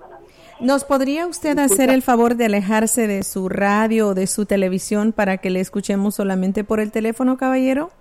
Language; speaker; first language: Spanish; native; Spanish